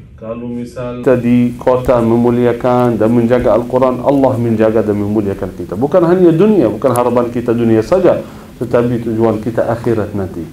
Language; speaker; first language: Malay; non-native, fluent; Arabic